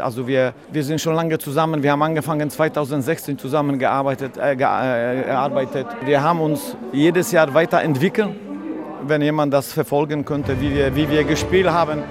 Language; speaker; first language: German; non-native, fluent; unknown